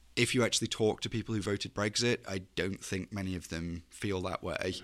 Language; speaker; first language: English; native; English